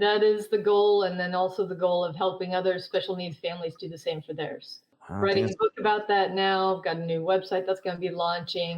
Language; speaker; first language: English; native; English